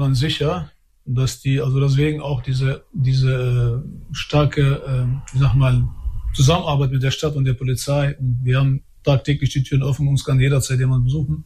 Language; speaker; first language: German; early bilingual, other home language; Albanian